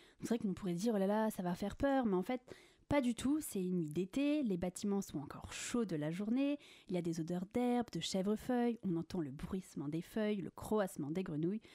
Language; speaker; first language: French; native; French